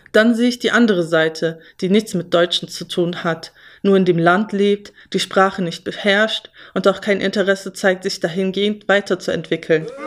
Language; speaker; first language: German; early bilingual, other home language; Turkish